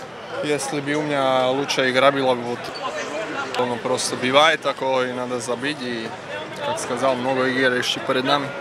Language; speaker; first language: Russian; non-native, fluent; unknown